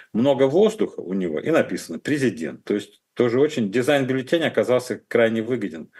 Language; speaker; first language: Russian; native; Russian